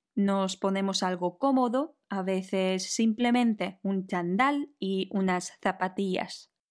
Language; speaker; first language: Spanish; non-native, fluent; Polish